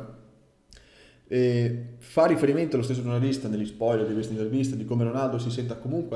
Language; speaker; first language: Italian; native; Italian